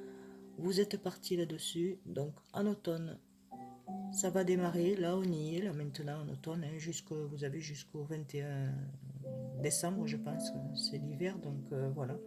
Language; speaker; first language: French; native; French